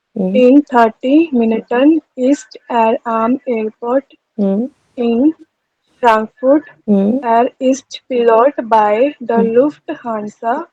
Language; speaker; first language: German; non-native, learner; Hindi